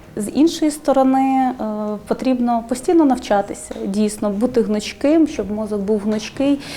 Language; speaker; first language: Ukrainian; non-native, local second language; Russian